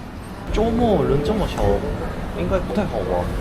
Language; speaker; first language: Chinese; non-native, fluent; Korean